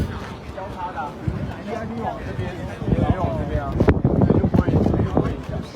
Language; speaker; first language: Chinese; native; Chinese